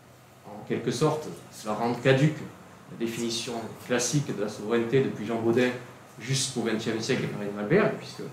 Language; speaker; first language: French; native; French